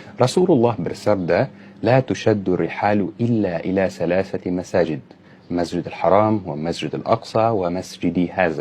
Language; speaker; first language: Indonesian; non-native, fluent; Arabic